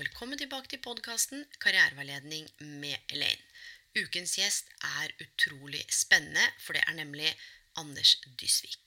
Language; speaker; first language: Norwegian; native; Norwegian